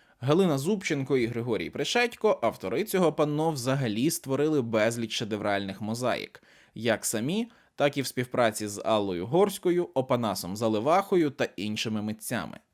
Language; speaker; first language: Ukrainian; native; Ukrainian